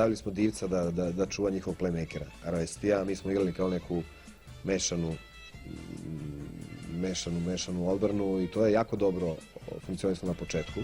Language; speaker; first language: Bosnian; native; Bosnian